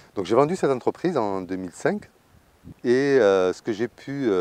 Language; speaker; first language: French; native; French